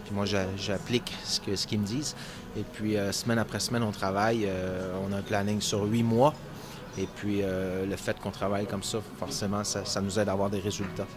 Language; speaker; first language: French; native; French